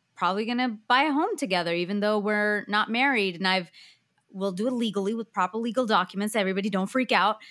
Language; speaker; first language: English; early bilingual, other home language; Hindi